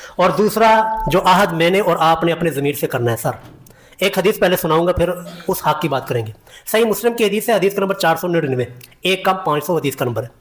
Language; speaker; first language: Urdu; non-native, local second language; Punjabi